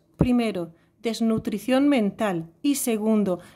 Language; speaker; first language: Spanish; native; Spanish